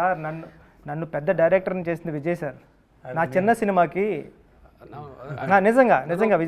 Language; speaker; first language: Telugu; native; Telugu